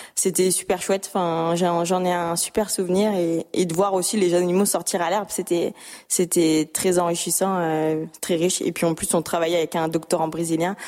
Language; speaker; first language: French; native; French